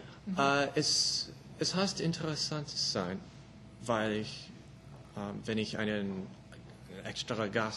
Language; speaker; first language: German; non-native, learner; English